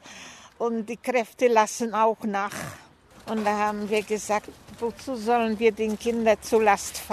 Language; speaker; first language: German; non-native, fluent; Polish